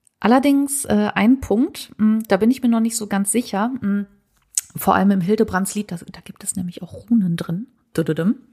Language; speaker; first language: German; native; German